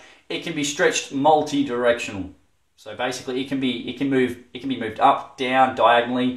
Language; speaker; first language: English; native; English